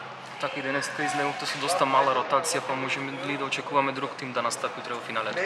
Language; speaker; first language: Macedonian; native; Macedonian